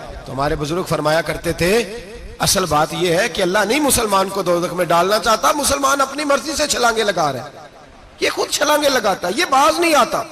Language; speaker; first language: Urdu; non-native, local second language; Punjabi